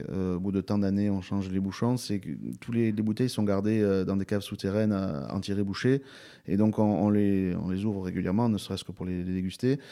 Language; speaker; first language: French; native; French